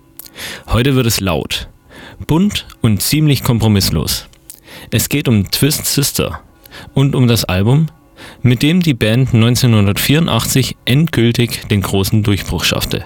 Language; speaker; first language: German; native; German